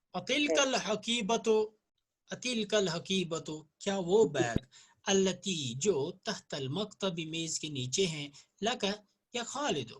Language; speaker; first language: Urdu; non-native, local second language; Kashmiri